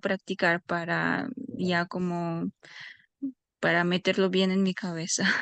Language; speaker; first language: Spanish; non-native, fluent; Russian